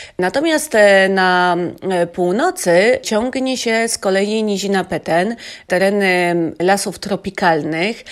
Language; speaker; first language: Polish; native; Polish